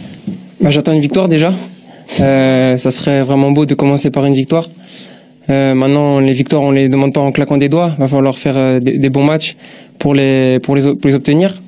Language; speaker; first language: French; native; French